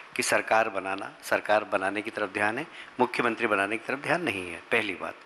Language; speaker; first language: Hindi; native; Hindi